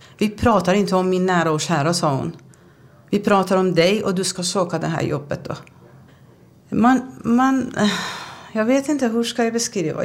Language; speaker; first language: Swedish; non-native, fluent; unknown